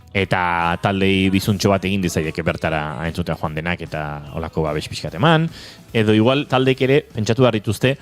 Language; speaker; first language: Basque; native; Basque